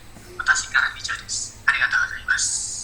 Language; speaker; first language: Japanese; non-native, learner; Indonesian